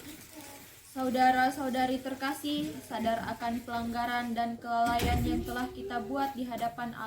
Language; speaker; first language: Indonesian; native; Indonesian